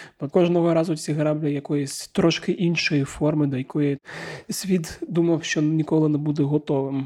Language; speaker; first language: Ukrainian; native; Ukrainian